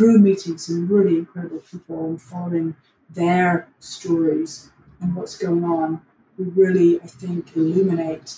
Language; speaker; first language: English; native; English